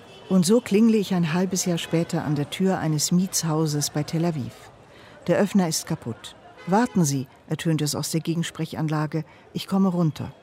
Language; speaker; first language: German; native; German